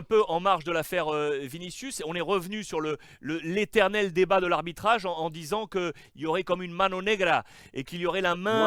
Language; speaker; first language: French; native; French